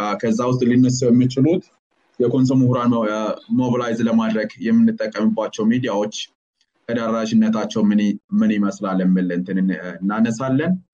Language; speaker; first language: Amharic; native; Amharic